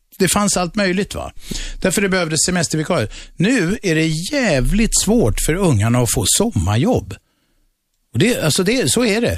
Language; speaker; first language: Swedish; native; Swedish